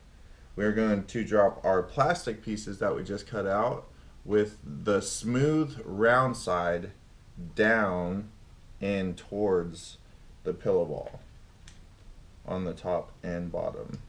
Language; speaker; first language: English; native; English